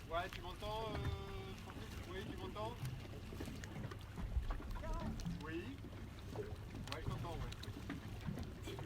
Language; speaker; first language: French; native; French